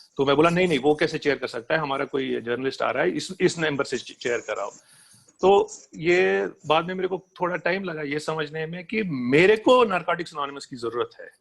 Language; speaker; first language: Hindi; non-native, local second language; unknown